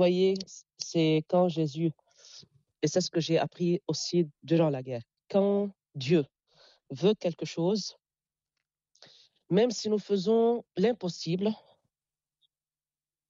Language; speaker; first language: French; non-native, local second language; Arabic